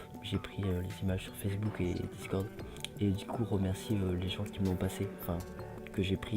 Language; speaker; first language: French; native; French